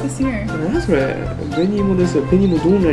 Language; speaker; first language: Japanese; native; Japanese